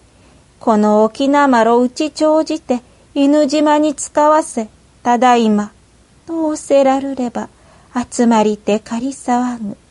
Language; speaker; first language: Japanese; native; Japanese